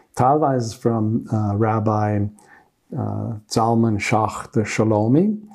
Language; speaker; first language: German; non-native, learner; English